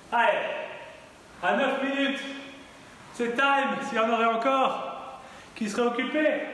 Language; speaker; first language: French; native; French